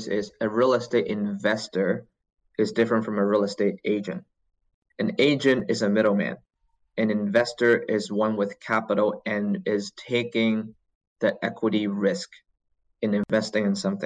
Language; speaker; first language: English; non-native, local second language; Cantonese